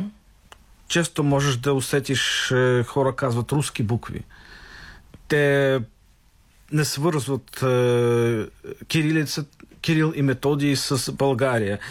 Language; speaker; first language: Bulgarian; non-native, fluent; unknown